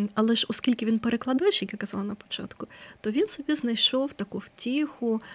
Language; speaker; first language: Ukrainian; native; Ukrainian